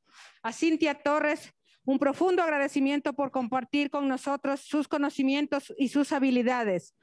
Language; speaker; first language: Spanish; native; Spanish